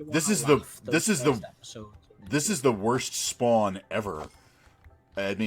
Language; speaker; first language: English; native; English